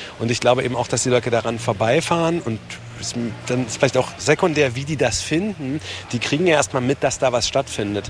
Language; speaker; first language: German; native; German